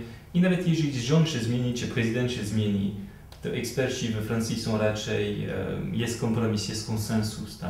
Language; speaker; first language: Polish; non-native, fluent; French